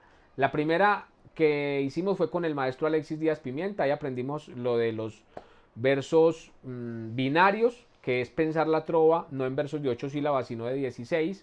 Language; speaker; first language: Spanish; native; Spanish